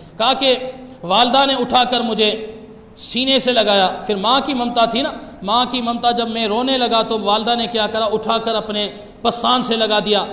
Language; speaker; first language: Urdu; non-native, local second language; Sindhi